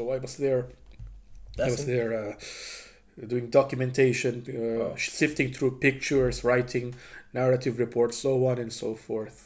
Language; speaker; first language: English; non-native, local second language; Filipino